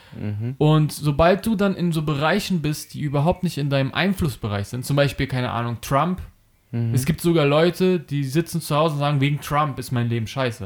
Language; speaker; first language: German; native; German